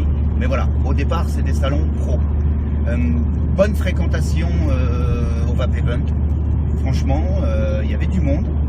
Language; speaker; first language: French; native; French